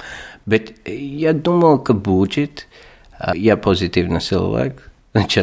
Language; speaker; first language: Russian; non-native, learner; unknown